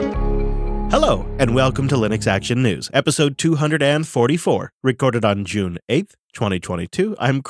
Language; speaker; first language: English; native; English